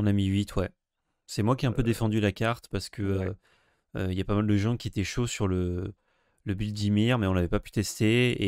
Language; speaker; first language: French; native; French